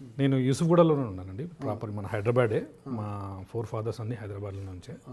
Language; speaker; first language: Telugu; non-native, local second language; Urdu